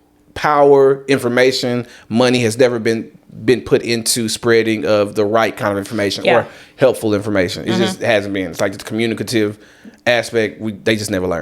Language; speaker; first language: English; native; English